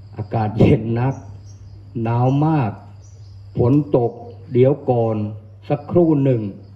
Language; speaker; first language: Thai; non-native, local second language; Northern Khmer